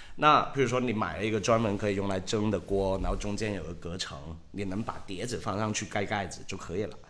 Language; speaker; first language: Chinese; non-native, local second language; Cantonese